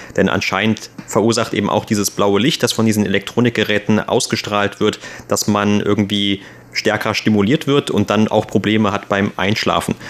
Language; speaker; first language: German; native; German